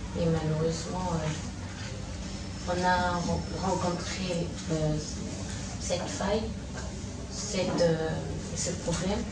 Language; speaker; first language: French; non-native, local second language; Lingala